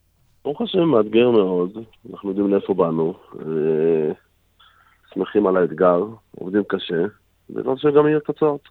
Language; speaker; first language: Hebrew; native; Hebrew